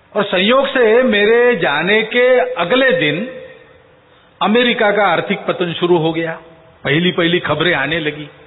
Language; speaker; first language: Hindi; non-native, local second language; Marathi